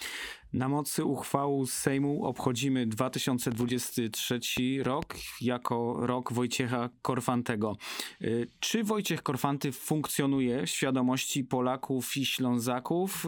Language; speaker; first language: Polish; native; Polish